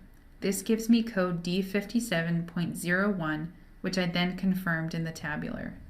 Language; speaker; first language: English; native; English